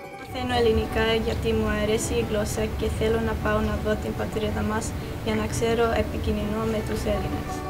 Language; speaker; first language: Greek; early bilingual, heritage; Greek